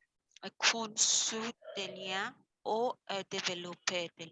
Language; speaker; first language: French; non-native, learner; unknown